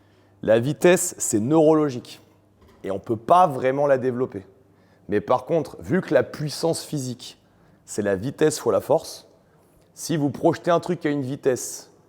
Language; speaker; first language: French; native; French